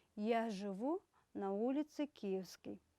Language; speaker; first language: Russian; non-native, local second language; Kyrgyz